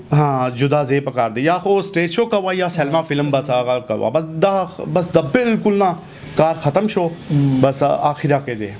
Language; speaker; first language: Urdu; non-native, local second language; Punjabi